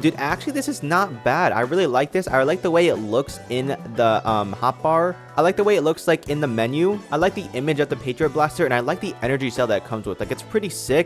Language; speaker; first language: English; native; English